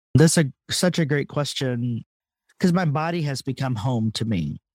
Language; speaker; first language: English; native; English